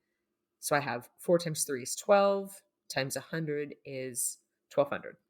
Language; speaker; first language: English; native; English